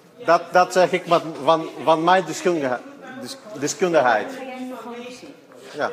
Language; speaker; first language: Dutch; non-native, fluent; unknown